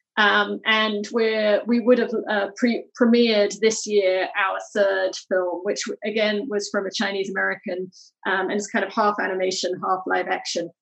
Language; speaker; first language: English; native; English